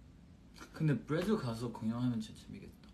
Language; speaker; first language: Korean; non-native, fluent; Chinese